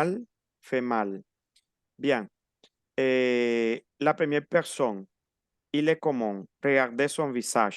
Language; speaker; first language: French; non-native, fluent; Spanish